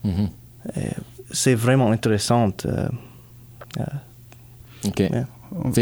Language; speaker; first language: French; non-native, learner; English